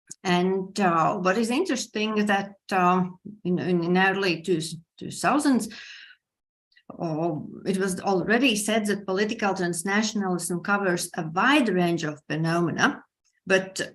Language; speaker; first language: English; non-native, fluent; Latvian